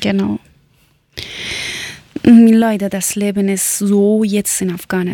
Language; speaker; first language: German; non-native, learner; Persian